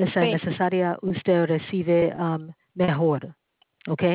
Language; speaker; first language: Spanish; non-native, learner; English